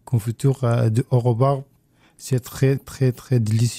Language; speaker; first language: French; non-native, learner; Arabic